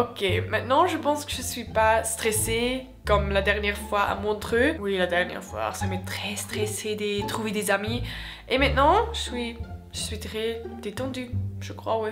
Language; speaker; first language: French; non-native, learner; Swiss German